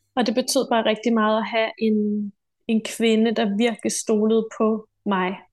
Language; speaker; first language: Danish; native; Danish